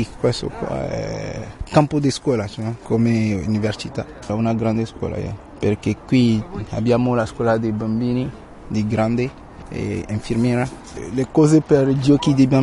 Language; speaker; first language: Italian; non-native, learner; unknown